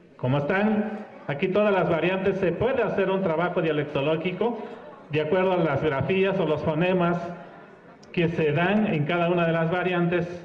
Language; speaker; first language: Spanish; non-native, local second language; Mixtepec Mixtec